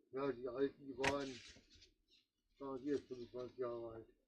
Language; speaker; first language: German; native; German